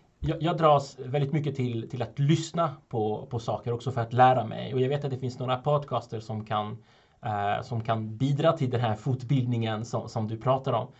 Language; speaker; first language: Swedish; non-native, fluent; French